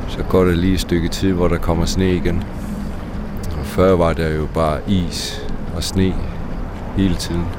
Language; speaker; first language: Danish; non-native, local second language; Kalaallisut